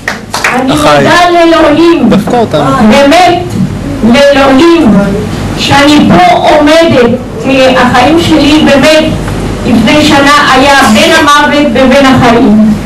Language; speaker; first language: Hebrew; non-native, fluent; Spanish